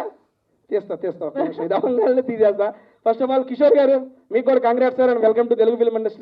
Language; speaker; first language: Telugu; native; Telugu